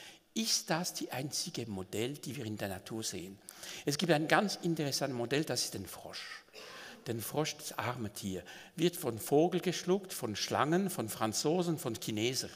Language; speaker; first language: German; non-native, local second language; French